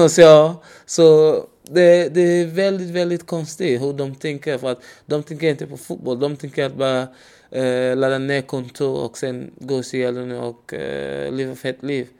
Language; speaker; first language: Swedish; non-native, learner; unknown